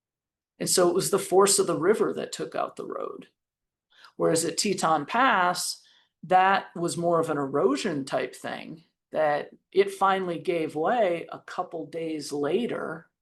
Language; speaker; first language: English; native; English